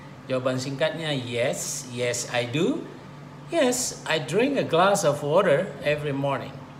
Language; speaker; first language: English; non-native, fluent; Indonesian